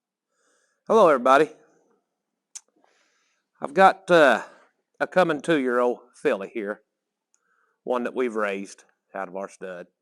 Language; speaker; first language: English; native; English